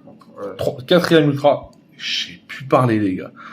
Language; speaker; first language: French; native; French